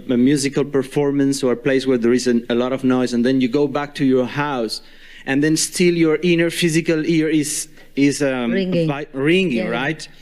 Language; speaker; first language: English; non-native, fluent; Spanish